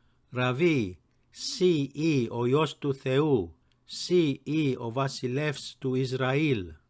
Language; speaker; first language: Greek; non-native, fluent; English